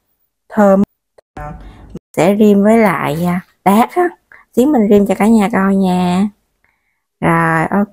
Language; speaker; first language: Vietnamese; native; Vietnamese